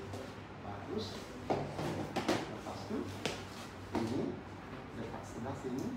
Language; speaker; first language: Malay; non-native, local second language; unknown